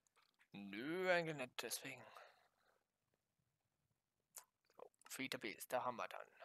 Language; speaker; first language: German; native; German